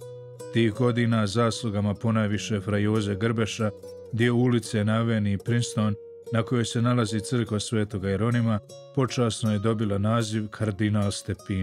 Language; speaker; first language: Croatian; native; Croatian